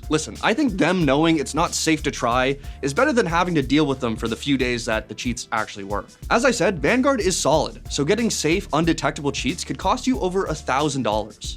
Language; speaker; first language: English; native; English